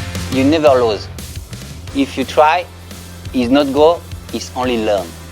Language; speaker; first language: English; non-native, learner; French